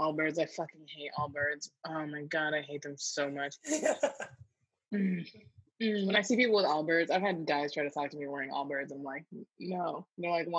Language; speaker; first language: English; native; English